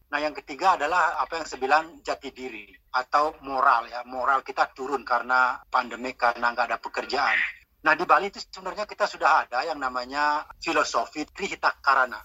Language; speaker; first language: Indonesian; non-native, local second language; Balinese